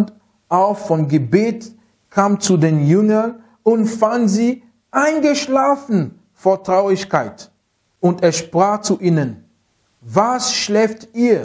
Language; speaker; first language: German; non-native, fluent; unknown